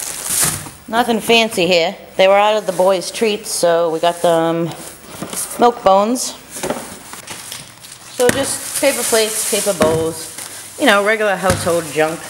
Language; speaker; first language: English; native; English